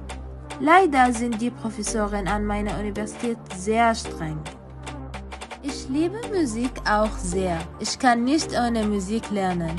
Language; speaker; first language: German; non-native, learner; Arabic